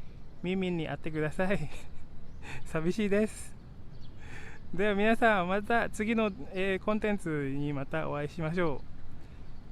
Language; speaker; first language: Japanese; non-native, fluent; Indonesian